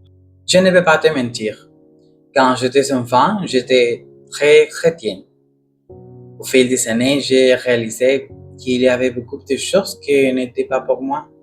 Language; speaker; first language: French; non-native, learner; Spanish